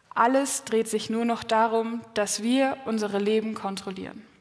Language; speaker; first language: German; native; German